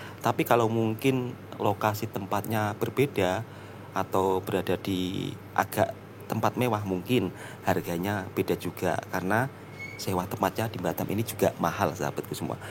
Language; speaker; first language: Indonesian; native; Indonesian